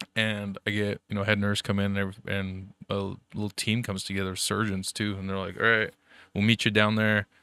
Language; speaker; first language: English; early bilingual, other home language; German